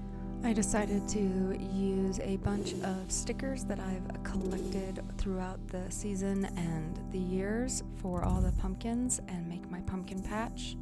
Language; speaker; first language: English; native; English